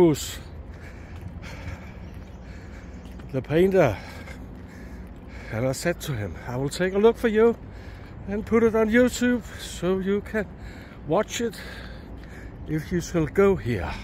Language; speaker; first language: English; non-native, learner; Danish